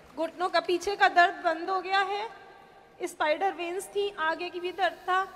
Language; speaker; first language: Hindi; native; Hindi